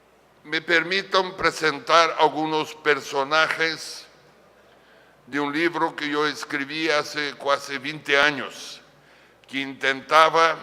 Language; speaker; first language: Spanish; non-native, fluent; Portuguese